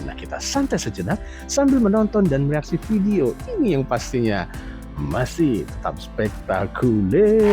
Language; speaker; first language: Indonesian; native; Indonesian